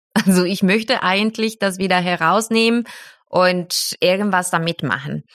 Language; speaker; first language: German; non-native, fluent; Spanish